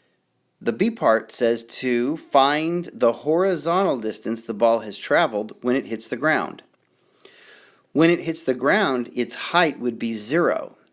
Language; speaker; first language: English; native; English